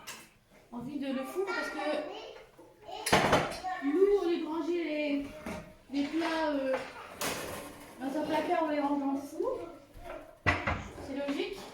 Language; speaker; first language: French; native; French